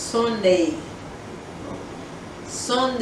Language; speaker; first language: English; non-native, learner; Haitian Creole